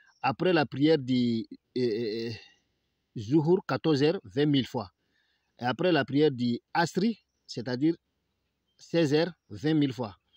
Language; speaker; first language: French; non-native, local second language; Bambara